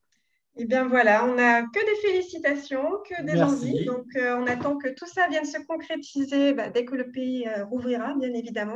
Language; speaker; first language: French; native; French